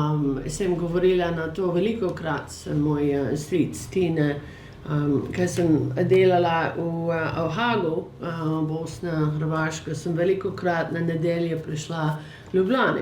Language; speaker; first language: Slovenian; early bilingual, heritage; English